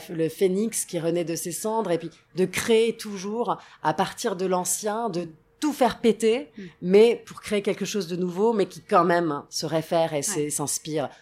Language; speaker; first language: French; non-native, fluent; Italian